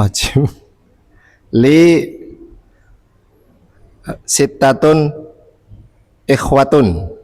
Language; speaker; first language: Arabic; non-native, learner; Indonesian